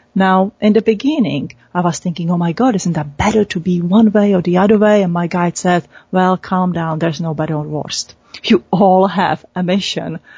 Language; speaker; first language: English; non-native, fluent; Czech